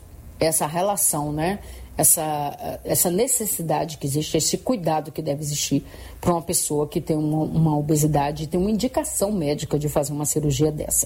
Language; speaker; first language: Portuguese; native; Portuguese